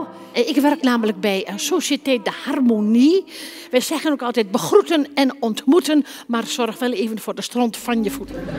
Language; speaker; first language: Dutch; native; Dutch